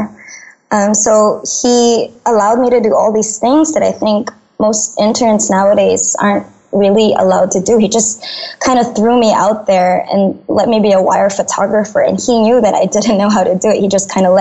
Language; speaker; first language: English; non-native, local second language; Filipino